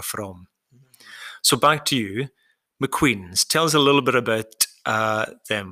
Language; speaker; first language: English; native; English